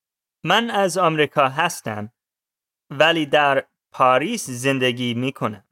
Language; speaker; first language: Persian; non-native, learner; English